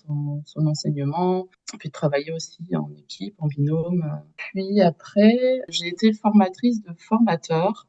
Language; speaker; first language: French; native; French